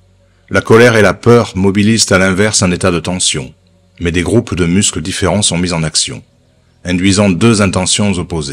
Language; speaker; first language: French; native; French